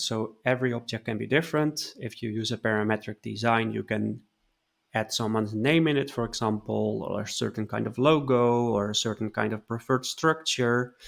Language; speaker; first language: English; non-native, fluent; Dutch